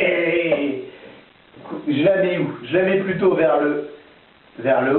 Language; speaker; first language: French; native; French